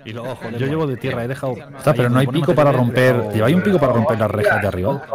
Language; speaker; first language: Spanish; native; Spanish